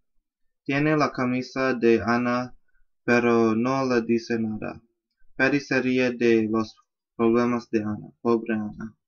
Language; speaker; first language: Spanish; non-native, learner; English